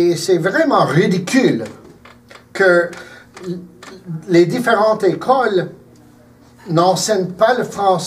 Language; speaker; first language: French; early bilingual, heritage; English